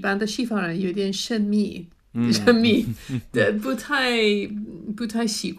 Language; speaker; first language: Chinese; non-native, fluent; English